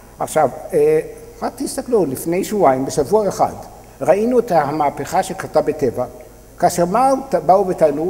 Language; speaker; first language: Hebrew; native; Hebrew